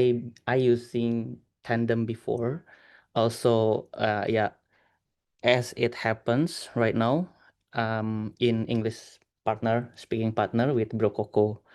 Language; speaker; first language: English; non-native, learner; Indonesian